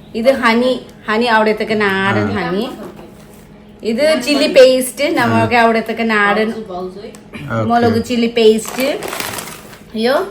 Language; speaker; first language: Malayalam; non-native, fluent; Nepali